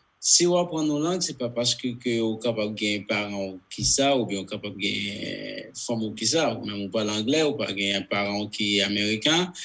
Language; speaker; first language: Haitian Creole; non-native, fluent; Spanish